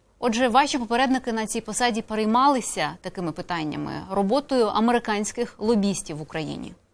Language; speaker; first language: Ukrainian; native; Ukrainian